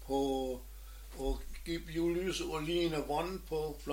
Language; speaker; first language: Norwegian; non-native, learner; German